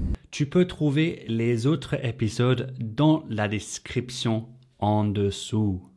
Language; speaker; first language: French; non-native, fluent; English